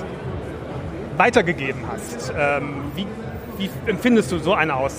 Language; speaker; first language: German; native; German